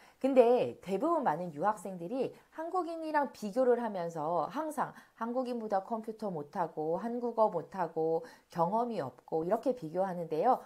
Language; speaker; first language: Korean; native; Korean